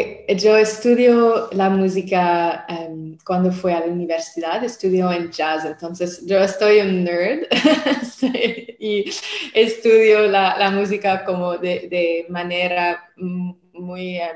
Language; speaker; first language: Spanish; non-native, learner; French